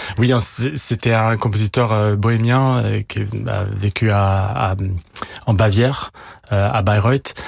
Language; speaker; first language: French; non-native, fluent; German